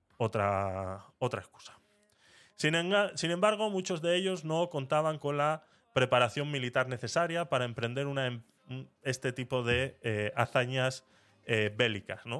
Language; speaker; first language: Spanish; native; Spanish